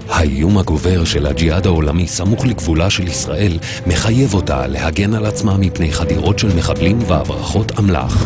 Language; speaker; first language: Hebrew; native; Hebrew